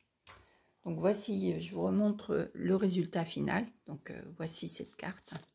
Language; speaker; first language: French; native; French